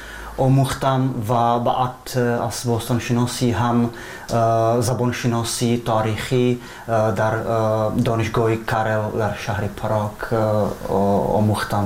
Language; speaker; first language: Persian; non-native, fluent; Czech